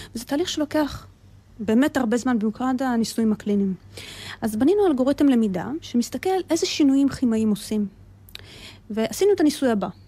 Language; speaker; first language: Hebrew; early bilingual, other home language; Russian